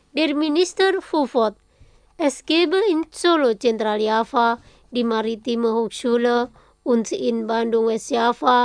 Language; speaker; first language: German; non-native, learner; Indonesian